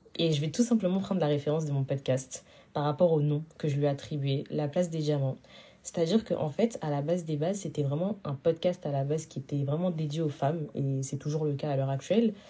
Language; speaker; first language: French; early bilingual, other home language; Wolof